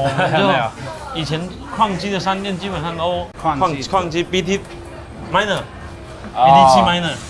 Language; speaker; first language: Chinese; native; Chinese